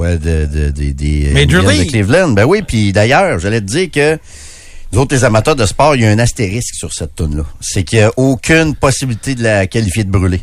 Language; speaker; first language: French; native; French